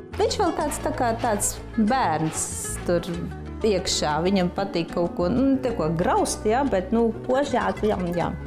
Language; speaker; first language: Latvian; non-native, local second language; Russian